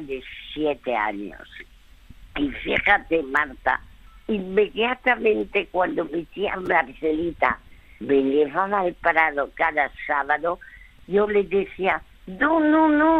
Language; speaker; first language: Spanish; early bilingual, other home language; French